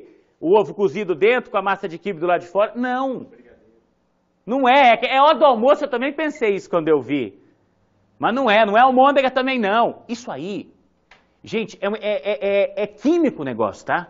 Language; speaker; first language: Portuguese; native; Portuguese